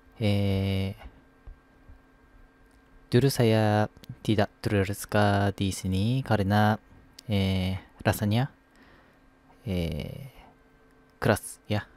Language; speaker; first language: Indonesian; non-native, learner; Japanese